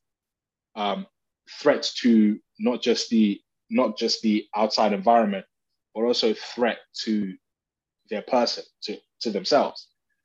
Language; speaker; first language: English; native; English